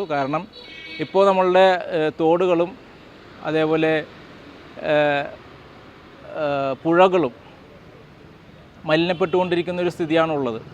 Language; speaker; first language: Malayalam; native; Malayalam